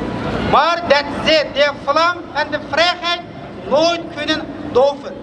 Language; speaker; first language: Dutch; non-native, fluent; Uyghur